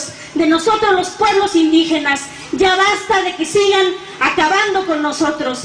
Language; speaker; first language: Spanish; native; Spanish